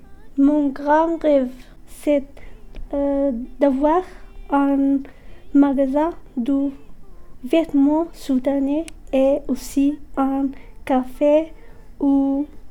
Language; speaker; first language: French; non-native, learner; Arabic